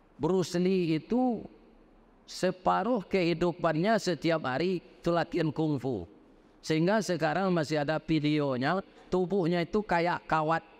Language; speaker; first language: Indonesian; non-native, local second language; Minangkabau